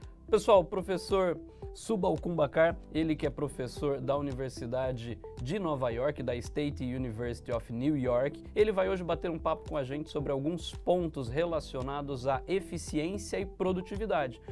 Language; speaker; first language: Portuguese; native; Portuguese